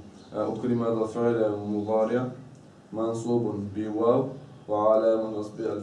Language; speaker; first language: Arabic; non-native, learner; Chechen